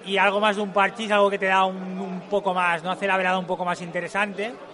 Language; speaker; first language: Spanish; non-native, local second language; Catalan